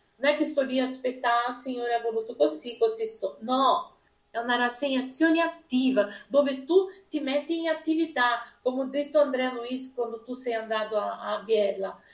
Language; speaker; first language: Italian; non-native, fluent; Portuguese